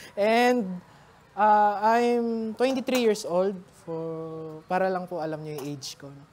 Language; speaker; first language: Filipino; native; Filipino